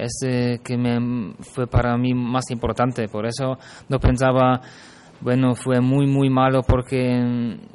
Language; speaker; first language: Spanish; non-native, fluent; German